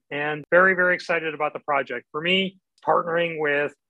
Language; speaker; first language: English; native; English